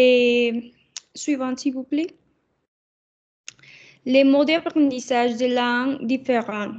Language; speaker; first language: French; non-native, learner; Spanish